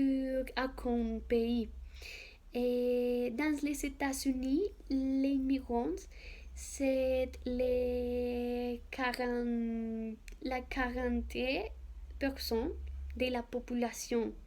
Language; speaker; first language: French; non-native, learner; Spanish